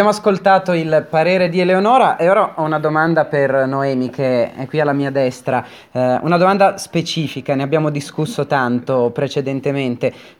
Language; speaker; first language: Italian; native; Italian